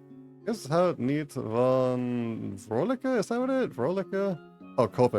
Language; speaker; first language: Dutch; non-native, learner; English